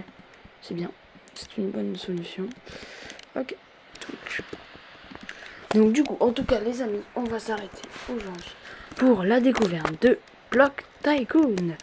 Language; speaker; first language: French; native; French